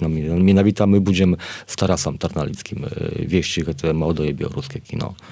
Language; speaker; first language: Polish; non-native, learner; Belarusian